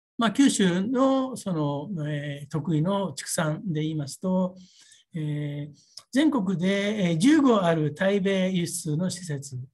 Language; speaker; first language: Japanese; native; Japanese